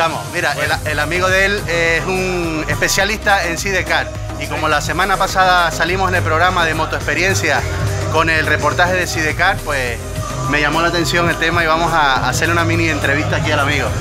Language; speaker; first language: Spanish; native; Spanish